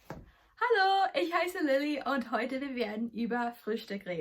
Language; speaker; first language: German; non-native, learner; English